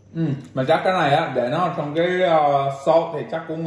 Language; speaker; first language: Vietnamese; non-native, fluent; English